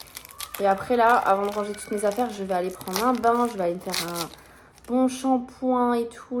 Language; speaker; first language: French; native; French